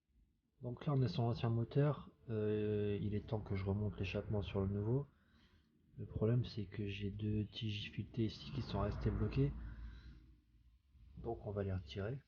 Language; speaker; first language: French; native; French